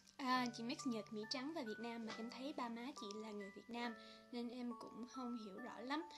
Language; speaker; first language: Vietnamese; early bilingual, heritage; Vietnamese